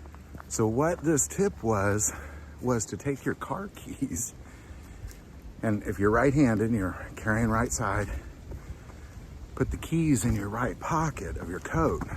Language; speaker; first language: English; native; English